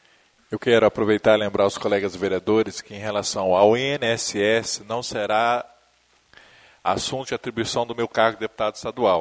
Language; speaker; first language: Portuguese; native; Portuguese